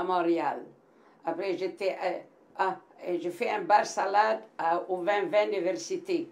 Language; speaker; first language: French; non-native, local second language; Arabic